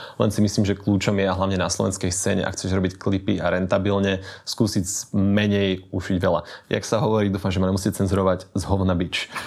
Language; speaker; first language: Slovak; native; Slovak